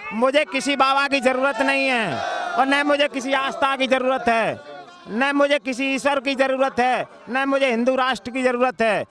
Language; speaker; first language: Hindi; native; Hindi